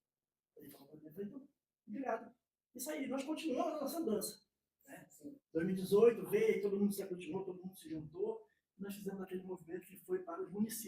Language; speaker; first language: Portuguese; native; Portuguese